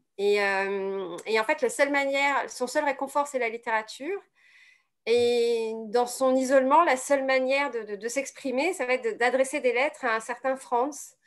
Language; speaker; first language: French; native; French